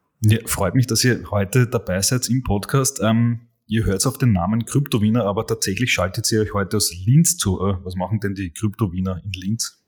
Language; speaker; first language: German; native; German